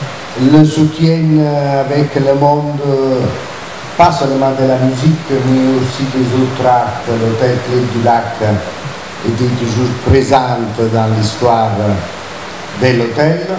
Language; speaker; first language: French; non-native, fluent; Italian